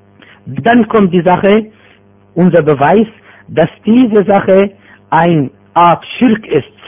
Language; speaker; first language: German; non-native, fluent; Arabic